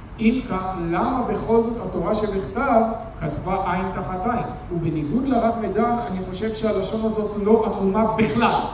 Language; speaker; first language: Hebrew; native; Hebrew